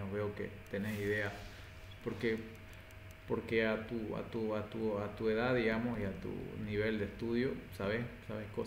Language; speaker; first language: Spanish; native; Spanish